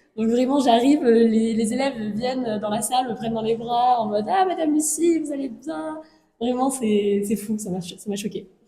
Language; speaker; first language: French; native; French